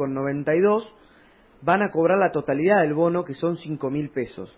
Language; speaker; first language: Spanish; native; Spanish